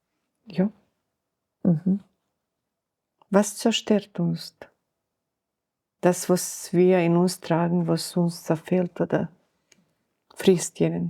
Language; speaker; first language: German; non-native, learner; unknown